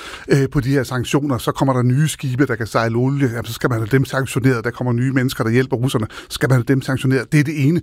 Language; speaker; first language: Danish; native; Danish